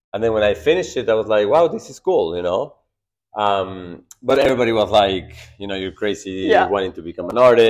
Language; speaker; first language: English; non-native, fluent; Spanish